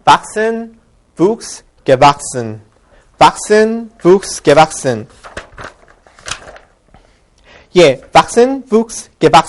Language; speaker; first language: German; non-native, fluent; Korean